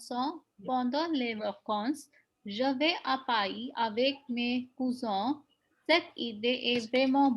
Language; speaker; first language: French; non-native, learner; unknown